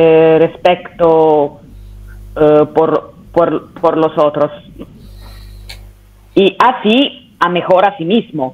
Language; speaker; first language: Spanish; non-native, fluent; Italian